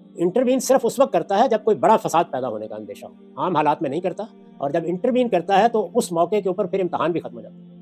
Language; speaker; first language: Urdu; non-native, local second language; Punjabi